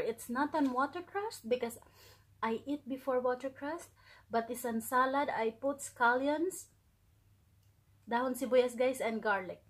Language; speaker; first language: English; non-native, local second language; Filipino